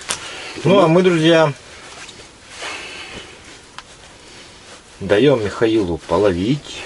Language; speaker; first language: Russian; native; Russian